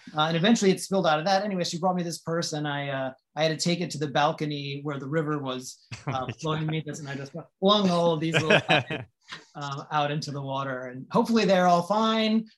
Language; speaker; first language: English; native; English